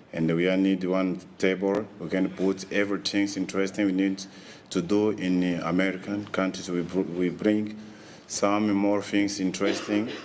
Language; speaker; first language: English; non-native, learner; Portuguese